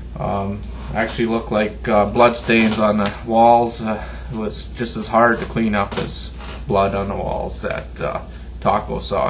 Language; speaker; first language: English; native; English